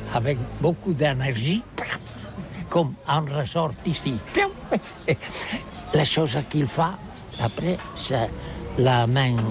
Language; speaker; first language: French; non-native, learner; Catalan